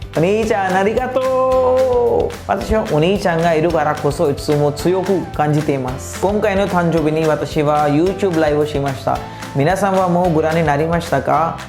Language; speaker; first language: Japanese; non-native, learner; Hindi